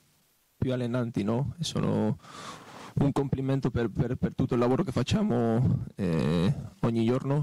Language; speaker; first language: Italian; non-native, fluent; Spanish